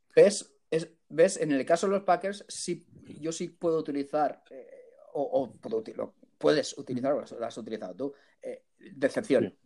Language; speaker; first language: Spanish; early bilingual, heritage; Spanish